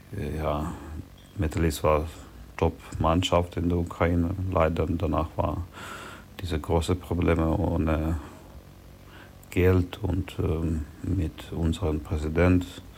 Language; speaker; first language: German; non-native, learner; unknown